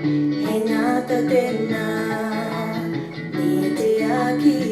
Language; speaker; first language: Māori; non-native, fluent; English